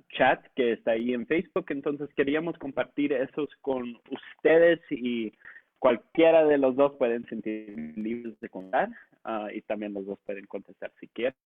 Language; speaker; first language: Spanish; non-native, local second language; English